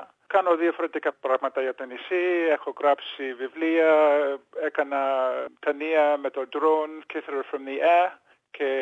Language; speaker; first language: Greek; early bilingual, heritage; English